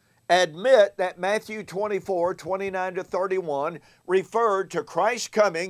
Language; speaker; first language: English; native; English